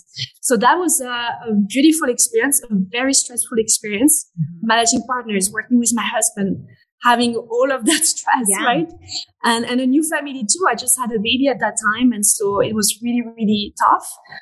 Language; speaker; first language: English; non-native, fluent; French